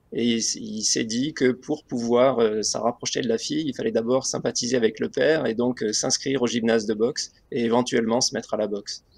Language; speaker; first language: French; native; French